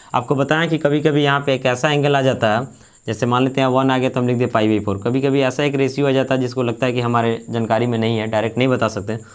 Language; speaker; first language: Hindi; native; Hindi